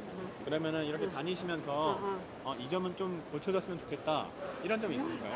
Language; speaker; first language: Korean; native; Korean